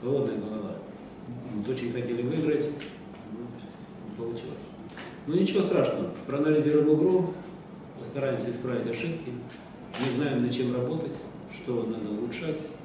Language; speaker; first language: Russian; native; Russian